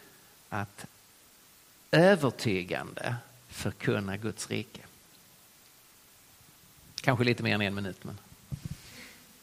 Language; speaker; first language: Swedish; native; Swedish